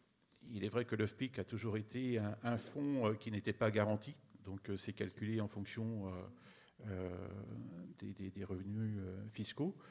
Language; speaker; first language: French; native; French